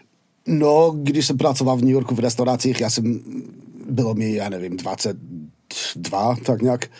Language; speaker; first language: Czech; non-native, fluent; English